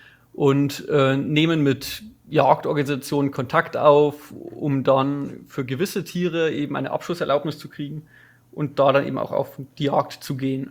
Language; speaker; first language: German; native; German